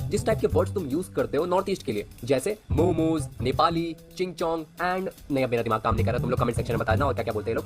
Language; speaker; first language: Hindi; non-native, local second language; Assamese